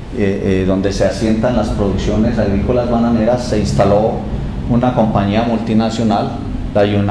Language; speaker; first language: Spanish; native; Spanish